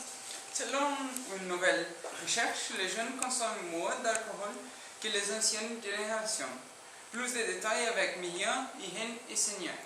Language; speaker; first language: French; non-native, learner; Portuguese